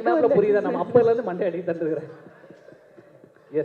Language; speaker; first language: Tamil; native; Tamil